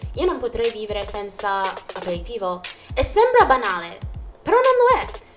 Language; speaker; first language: Italian; non-native, fluent; Jamaican Creole English